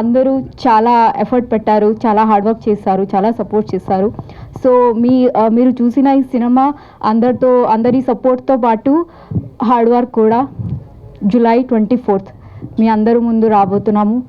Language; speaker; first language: Telugu; non-native, fluent; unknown